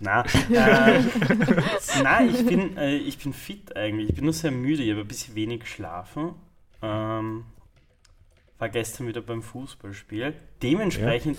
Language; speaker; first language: German; native; German